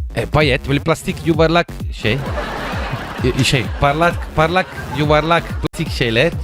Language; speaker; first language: Turkish; non-native, learner; Italian